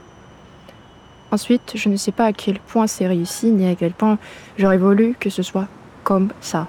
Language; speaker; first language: French; non-native, fluent; Ukrainian